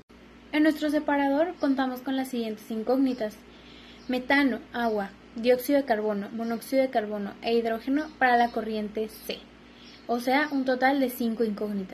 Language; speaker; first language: Spanish; native; Spanish